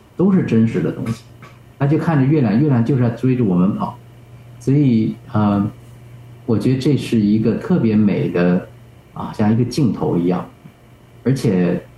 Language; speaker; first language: Chinese; native; Chinese